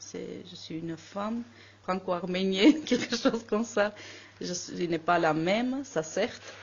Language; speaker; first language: French; non-native, learner; Armenian